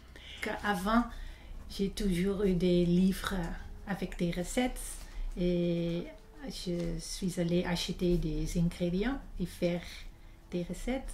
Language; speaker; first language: French; non-native, fluent; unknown